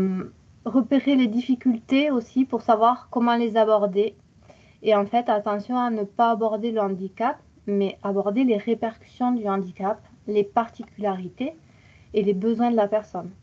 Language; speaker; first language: French; native; French